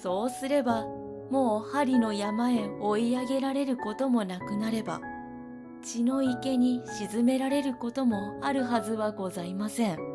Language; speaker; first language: Japanese; native; Japanese